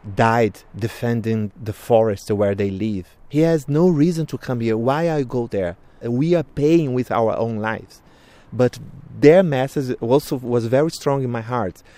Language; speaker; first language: English; non-native, fluent; Portuguese